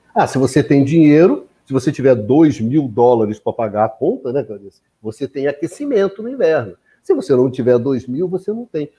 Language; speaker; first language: Portuguese; native; Portuguese